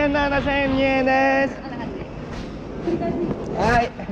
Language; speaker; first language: Japanese; non-native, learner; Cantonese